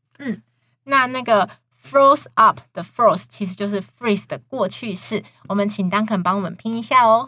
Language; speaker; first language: Chinese; native; Chinese